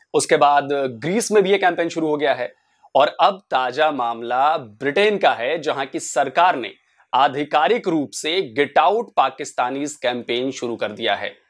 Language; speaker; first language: Hindi; native; Hindi